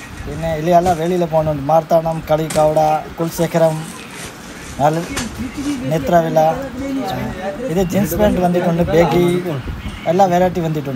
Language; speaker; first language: Malayalam; non-native, local second language; Hindi